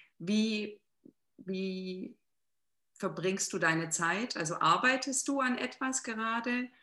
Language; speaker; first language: German; native; German